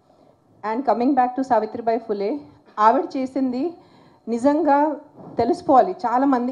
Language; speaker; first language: Telugu; non-native, local second language; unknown